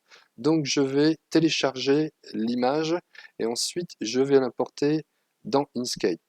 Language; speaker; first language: French; native; French